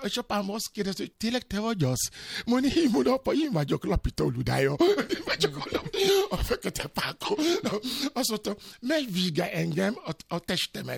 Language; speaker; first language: Hungarian; non-native, learner; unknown